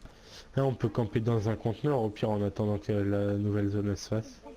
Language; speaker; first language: French; native; French